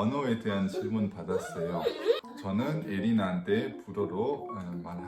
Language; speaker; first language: Korean; non-native, fluent; French